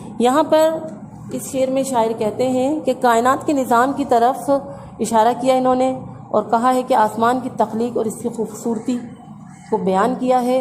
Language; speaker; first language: Urdu; native; Urdu